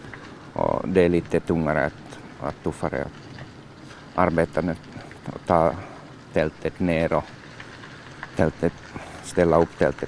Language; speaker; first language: Swedish; non-native, learner; Finnish